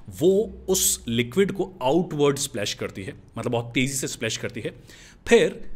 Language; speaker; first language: Hindi; native; Hindi